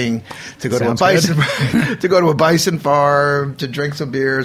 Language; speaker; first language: English; native; English